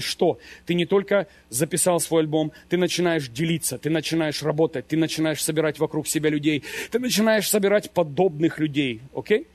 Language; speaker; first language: Russian; native; Russian